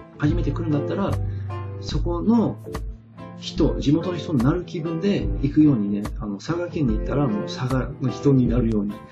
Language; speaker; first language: Japanese; non-native, fluent; English